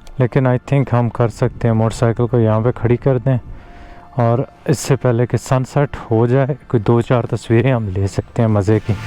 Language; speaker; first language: Urdu; non-native, local second language; Punjabi